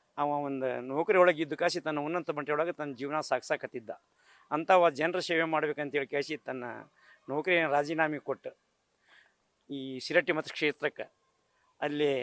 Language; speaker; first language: Kannada; non-native, local second language; Lambadi